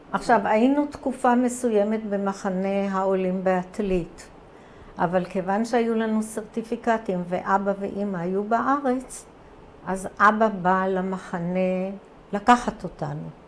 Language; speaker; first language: Hebrew; early bilingual, other home language; Croatian